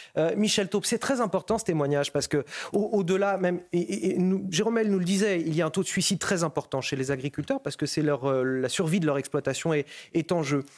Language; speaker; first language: French; native; French